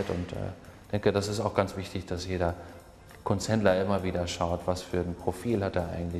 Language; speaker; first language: German; native; German